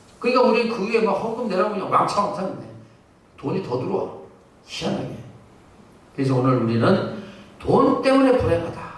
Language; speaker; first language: Korean; native; Korean